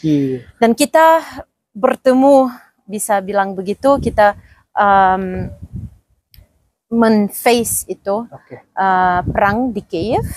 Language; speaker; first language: Indonesian; non-native, fluent; Ukrainian